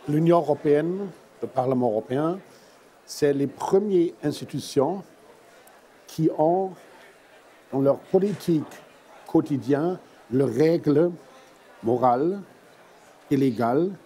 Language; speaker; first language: French; non-native, fluent; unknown